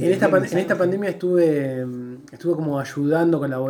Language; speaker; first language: Spanish; native; Spanish